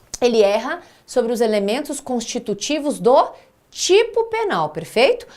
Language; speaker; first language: Portuguese; native; Portuguese